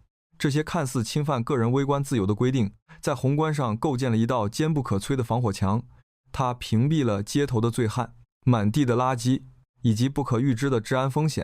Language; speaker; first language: Chinese; native; Chinese